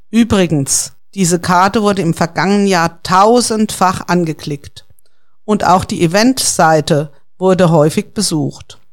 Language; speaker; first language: German; native; German